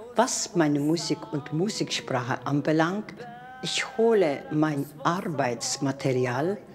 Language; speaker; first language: German; non-native, fluent; Turkish